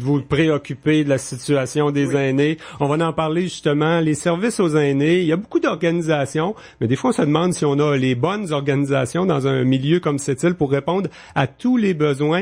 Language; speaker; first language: French; native; French